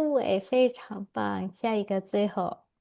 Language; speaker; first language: Chinese; non-native, fluent; Indonesian